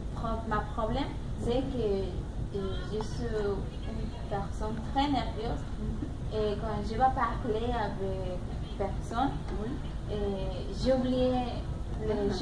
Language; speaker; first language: French; non-native, learner; Spanish